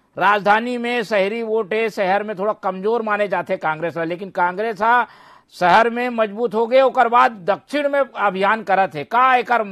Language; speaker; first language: Hindi; native; Hindi